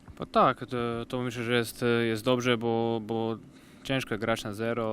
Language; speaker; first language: Polish; non-native, learner; Croatian